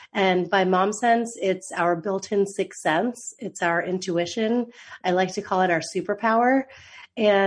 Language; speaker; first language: English; native; English